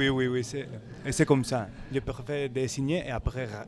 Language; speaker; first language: French; non-native, learner; Spanish